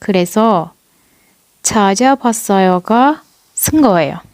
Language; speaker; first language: Korean; non-native, fluent; Turkish